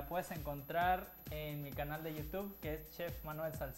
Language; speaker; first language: Spanish; native; Spanish